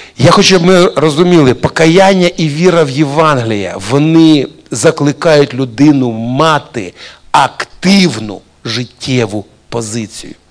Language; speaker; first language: Ukrainian; non-native, local second language; Russian